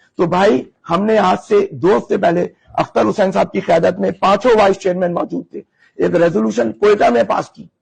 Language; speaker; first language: Urdu; native; Urdu